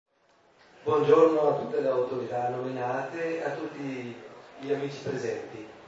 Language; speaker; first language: Italian; non-native, learner; Portuguese